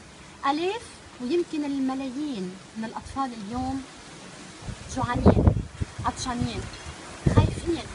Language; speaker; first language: Arabic; native; Arabic